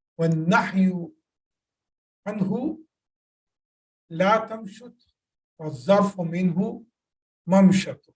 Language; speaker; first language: Arabic; non-native, fluent; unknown